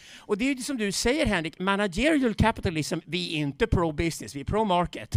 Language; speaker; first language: Swedish; native; Swedish